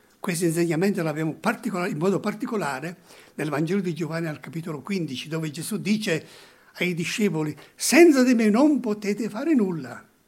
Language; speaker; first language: Italian; early bilingual, heritage; Italian